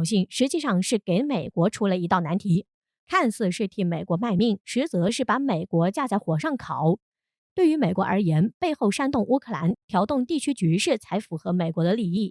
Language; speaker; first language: Chinese; native; Chinese